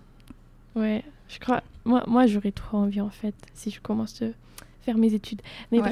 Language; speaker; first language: French; non-native, fluent; German